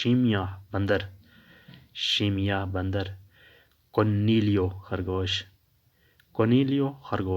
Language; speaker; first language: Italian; non-native, learner; Urdu